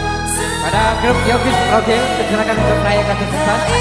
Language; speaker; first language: Indonesian; native; Indonesian